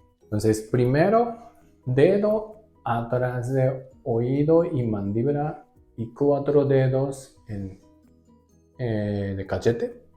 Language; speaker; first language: Spanish; non-native, learner; Japanese